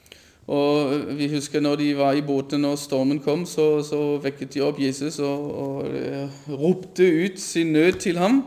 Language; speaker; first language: Norwegian; non-native, fluent; German